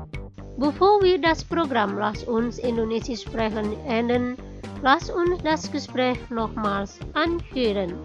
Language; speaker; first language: German; non-native, fluent; Indonesian